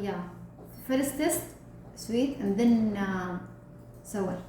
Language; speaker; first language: English; non-native, learner; Arabic